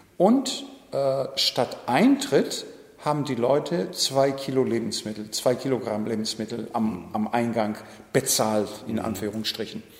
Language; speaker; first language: German; non-native, fluent; Greek